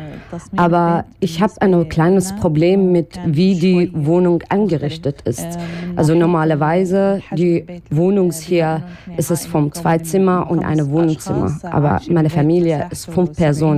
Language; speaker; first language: German; non-native, learner; Arabic